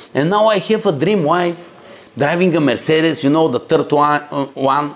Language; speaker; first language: English; non-native, learner; Bulgarian